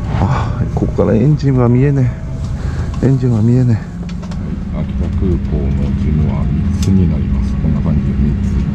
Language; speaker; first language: Japanese; native; Japanese